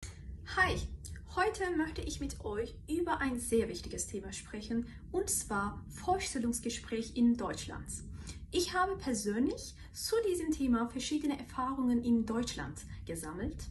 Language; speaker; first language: German; non-native, fluent; Turkish